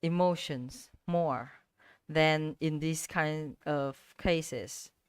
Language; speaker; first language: English; non-native, fluent; Vietnamese